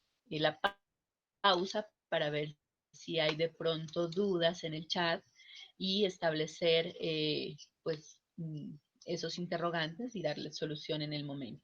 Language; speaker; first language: Spanish; native; Spanish